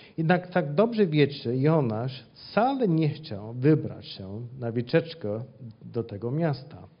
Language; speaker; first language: Polish; non-native, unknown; English